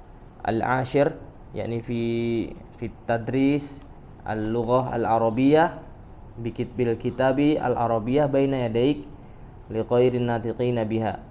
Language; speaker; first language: Arabic; non-native, fluent; Indonesian